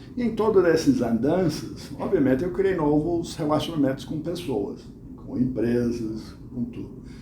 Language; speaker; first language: Portuguese; non-native, fluent; English